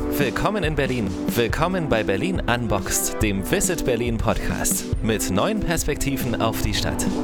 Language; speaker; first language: German; native; German